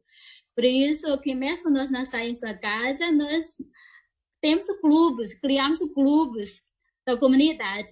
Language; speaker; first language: Portuguese; non-native, fluent; Chinese